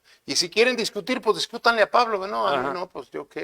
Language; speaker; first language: Spanish; native; Spanish